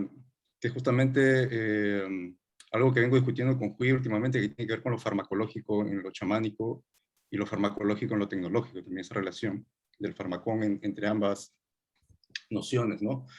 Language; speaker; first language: Spanish; native; Spanish